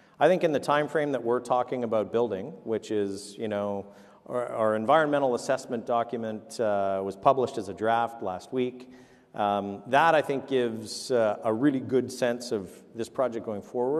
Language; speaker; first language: English; native; English